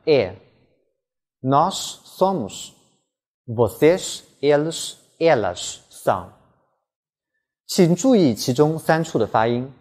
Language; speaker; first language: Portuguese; non-native, fluent; Chinese